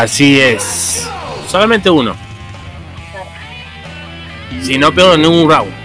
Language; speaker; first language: Spanish; native; Spanish